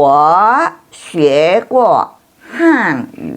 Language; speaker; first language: Chinese; non-native, fluent; Indonesian